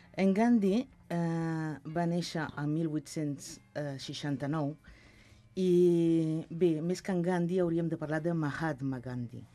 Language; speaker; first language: Catalan; non-native, local second language; Spanish